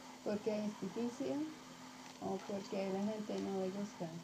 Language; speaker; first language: Spanish; non-native, learner; English